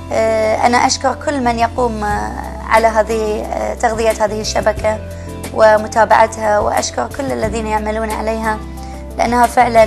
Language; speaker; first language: Arabic; native; Arabic